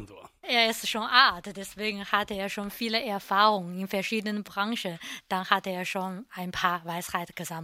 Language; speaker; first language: German; non-native, learner; Chinese